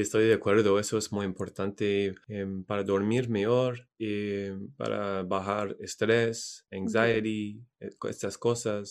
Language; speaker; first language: Spanish; non-native, learner; English